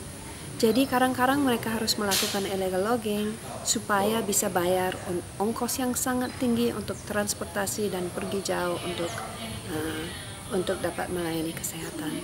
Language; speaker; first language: Indonesian; non-native, fluent; English